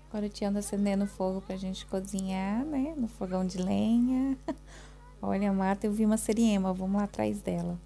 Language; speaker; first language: Portuguese; native; Portuguese